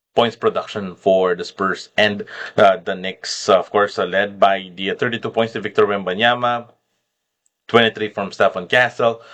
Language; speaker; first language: English; non-native, local second language; Filipino